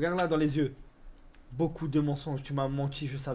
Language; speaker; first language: French; native; French